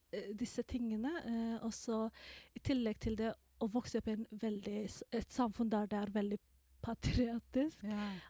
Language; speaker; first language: Norwegian; non-native, fluent; Somali